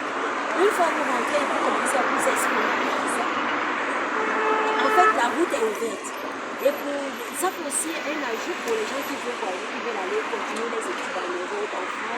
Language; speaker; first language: French; non-native, fluent; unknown